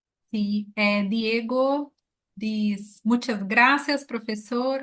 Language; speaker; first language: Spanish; non-native, learner; Portuguese